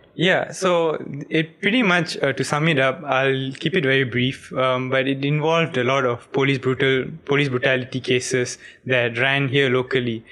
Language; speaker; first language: English; non-native, local second language; Tamil